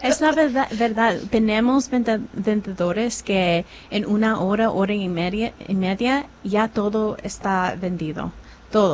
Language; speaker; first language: Spanish; non-native, fluent; English